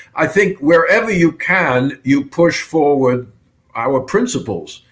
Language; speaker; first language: English; native; English